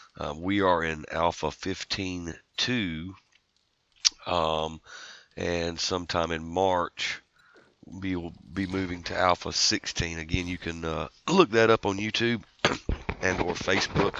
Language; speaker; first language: English; native; English